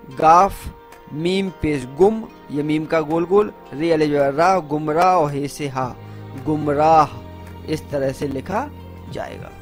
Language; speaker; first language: Hindi; native; Hindi